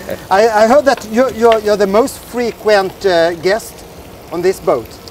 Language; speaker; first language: English; non-native, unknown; Swedish